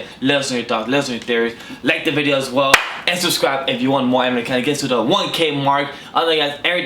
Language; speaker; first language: English; native; English